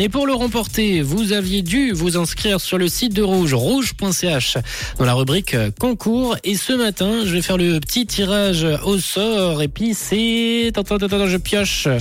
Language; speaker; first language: French; native; French